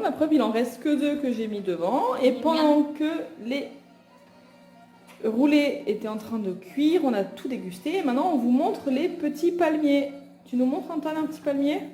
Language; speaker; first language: French; native; French